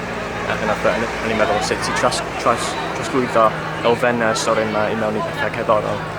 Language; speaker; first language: Welsh; non-native, local second language; English